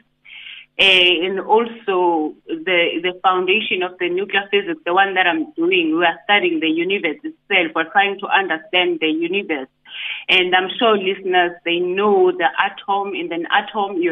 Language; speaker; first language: English; non-native, local second language; Zulu